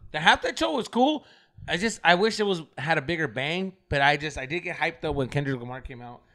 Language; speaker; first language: English; early bilingual, other home language; Spanish